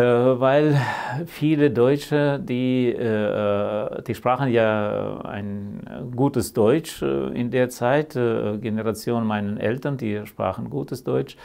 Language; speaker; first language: German; early bilingual, heritage; German